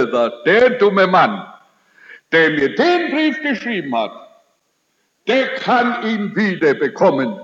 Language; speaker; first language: German; early bilingual, heritage; German